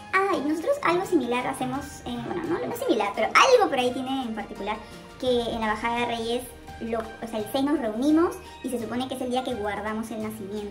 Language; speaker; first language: Spanish; native; Spanish